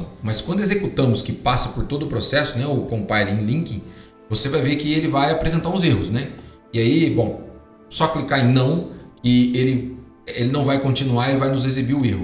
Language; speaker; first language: Portuguese; native; Portuguese